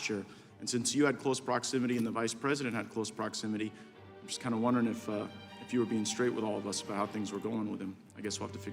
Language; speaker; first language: English; native; English